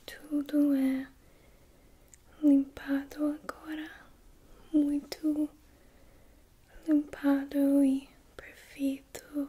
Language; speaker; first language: Portuguese; non-native, learner; English